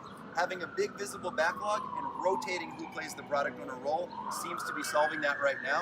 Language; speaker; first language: English; native; English